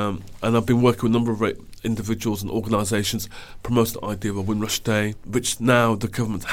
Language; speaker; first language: English; native; English